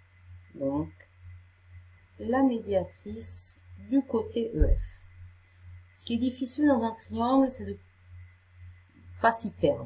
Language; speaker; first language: French; native; French